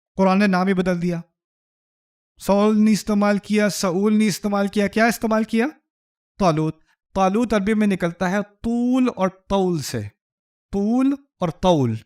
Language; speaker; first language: Urdu; early bilingual, heritage; Urdu